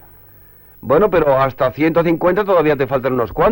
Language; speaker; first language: Spanish; native; Spanish